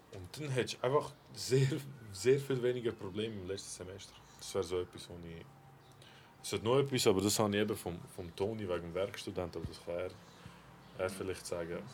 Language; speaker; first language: German; early bilingual, other home language; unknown